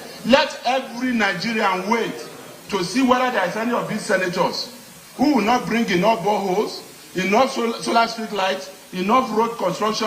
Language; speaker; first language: English; non-native, local second language; Yoruba